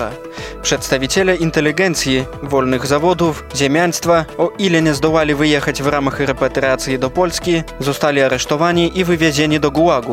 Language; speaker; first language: Polish; native; Polish